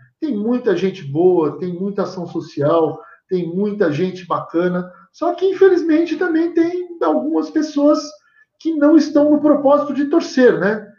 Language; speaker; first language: Portuguese; native; Portuguese